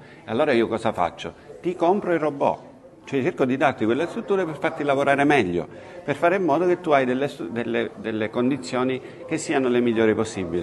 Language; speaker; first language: Italian; native; Italian